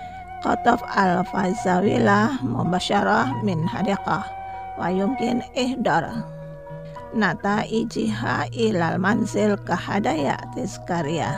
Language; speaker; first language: Arabic; non-native, fluent; Indonesian